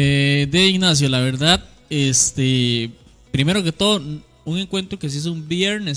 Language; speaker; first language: Spanish; native; Spanish